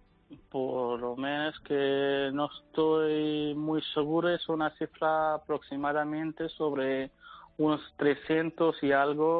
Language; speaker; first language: Spanish; non-native, learner; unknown